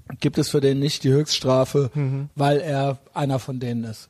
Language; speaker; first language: German; native; German